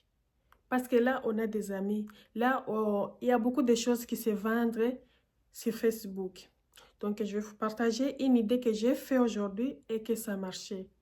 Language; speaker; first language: French; non-native, fluent; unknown